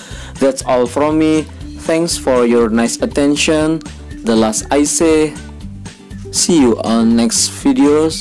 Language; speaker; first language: English; non-native, fluent; Indonesian